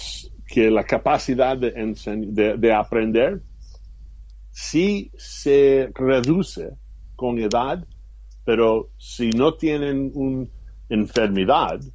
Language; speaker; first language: Spanish; non-native, fluent; English